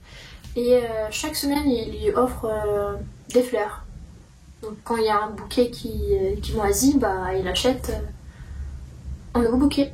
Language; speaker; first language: French; non-native, fluent; Russian